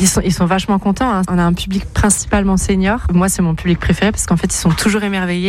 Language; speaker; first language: French; native; French